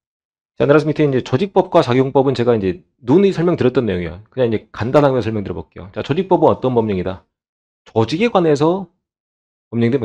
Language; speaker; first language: Korean; native; Korean